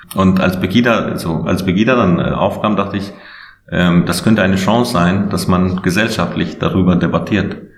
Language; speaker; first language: German; non-native, fluent; Albanian